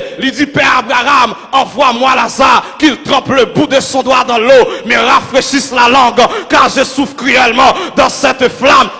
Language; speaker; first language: French; non-native, local second language; Haitian Creole